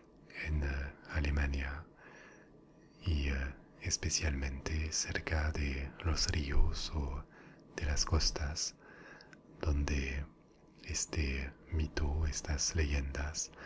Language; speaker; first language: Spanish; non-native, fluent; French